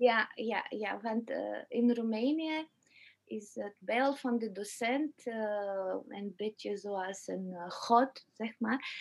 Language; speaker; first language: Dutch; non-native, fluent; Romanian